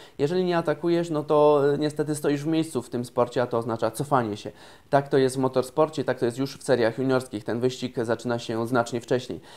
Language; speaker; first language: Polish; native; Polish